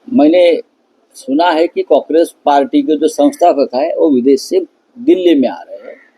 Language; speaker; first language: Hindi; non-native, local second language; Marathi